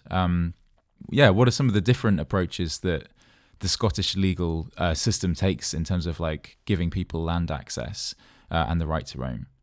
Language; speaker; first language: English; native; English